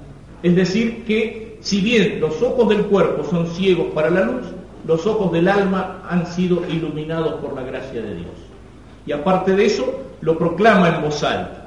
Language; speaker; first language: Spanish; native; Spanish